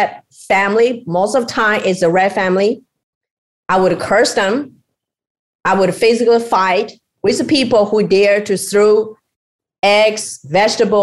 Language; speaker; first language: English; non-native, fluent; Chinese